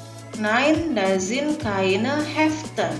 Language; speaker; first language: German; non-native, fluent; Indonesian